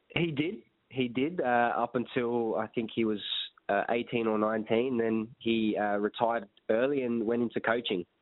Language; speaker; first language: English; native; English